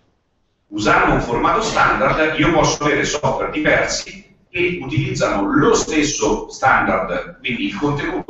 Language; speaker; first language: Italian; native; Italian